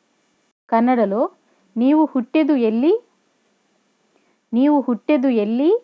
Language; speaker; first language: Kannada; non-native, local second language; Telugu